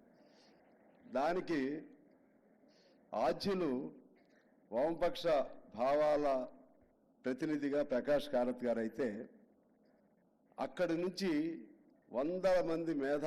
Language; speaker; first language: Telugu; native; Telugu